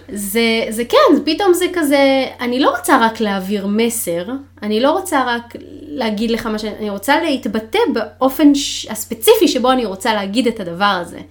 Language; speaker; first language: Hebrew; native; Hebrew